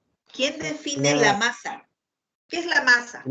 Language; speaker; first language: Spanish; native; Spanish